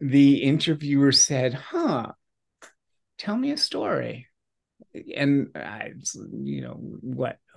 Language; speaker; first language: English; native; English